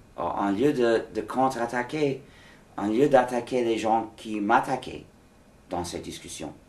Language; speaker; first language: French; non-native, fluent; English